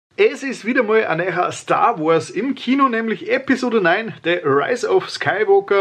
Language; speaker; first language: German; native; German